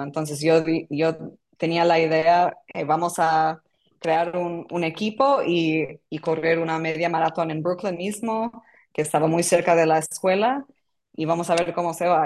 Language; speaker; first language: Spanish; non-native, fluent; English